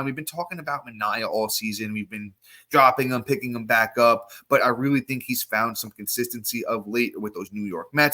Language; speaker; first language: English; native; English